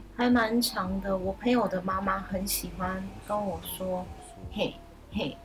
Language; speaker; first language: Chinese; native; Chinese